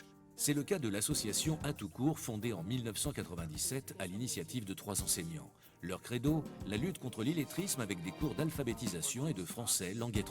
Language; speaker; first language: French; native; French